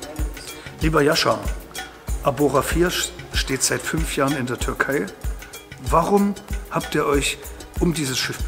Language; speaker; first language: German; native; German